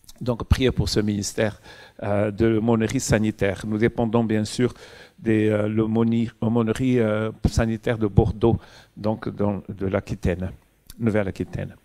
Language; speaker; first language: French; non-native, fluent; Portuguese